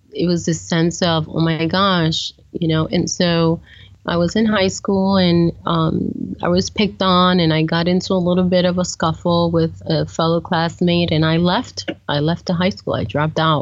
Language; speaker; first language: English; early bilingual, other home language; Spanish